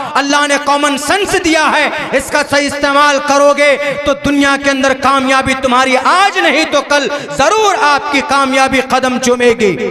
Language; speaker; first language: Hindi; native; Hindi